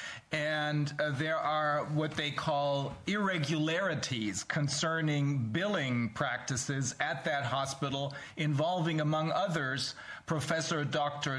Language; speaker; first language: English; non-native, fluent; German